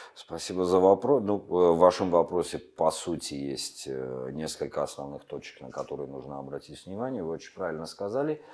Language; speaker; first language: Russian; non-native, local second language; Armenian